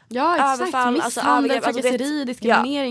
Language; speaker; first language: Swedish; native; Swedish